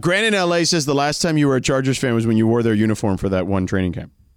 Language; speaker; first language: English; native; English